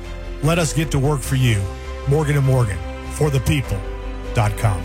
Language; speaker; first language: English; native; English